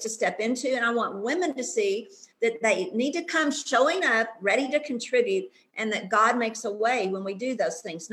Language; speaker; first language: English; native; English